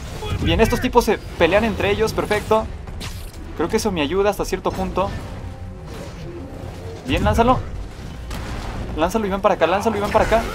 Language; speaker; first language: Spanish; native; Spanish